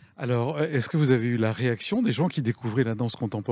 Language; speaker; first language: French; native; French